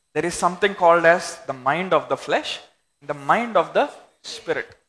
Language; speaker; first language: English; non-native, local second language; Telugu